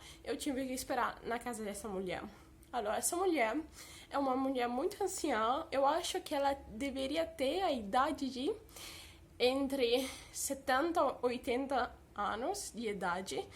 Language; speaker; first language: Portuguese; early bilingual, heritage; Portuguese